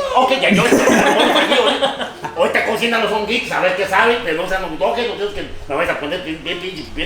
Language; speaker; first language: Spanish; native; Spanish